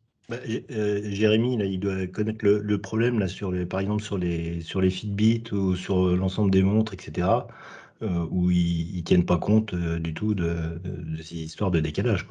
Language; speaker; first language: French; native; French